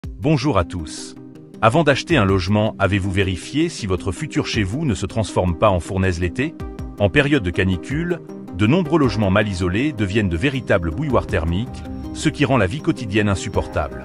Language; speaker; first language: French; native; French